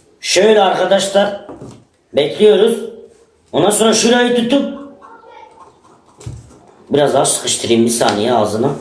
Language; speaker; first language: Turkish; native; Turkish